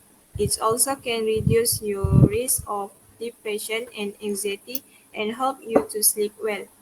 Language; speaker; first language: English; non-native, local second language; Malay